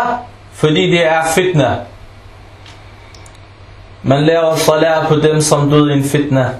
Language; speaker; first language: Danish; non-native, local second language; Arabic